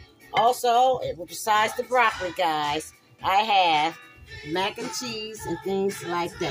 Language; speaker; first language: English; native; English